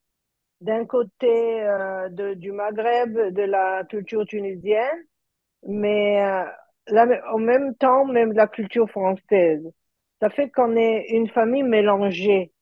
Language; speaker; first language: French; early bilingual, heritage; French